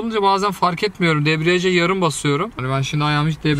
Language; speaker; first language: Turkish; native; Turkish